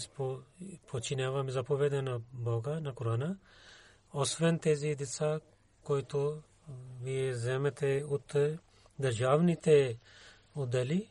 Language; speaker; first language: Bulgarian; non-native, learner; Urdu